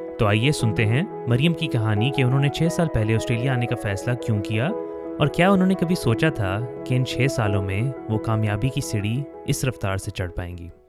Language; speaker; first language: Urdu; native; Urdu